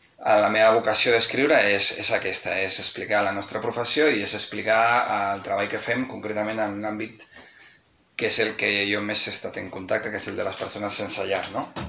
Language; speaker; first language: Catalan; non-native, local second language; Spanish